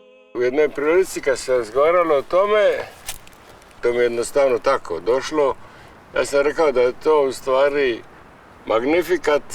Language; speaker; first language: Croatian; native; Croatian